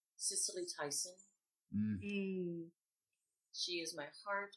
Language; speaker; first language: English; native; English